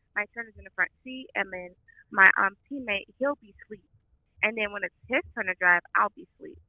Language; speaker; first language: English; native; English